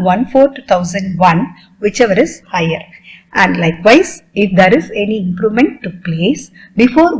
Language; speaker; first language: English; non-native, local second language; Tamil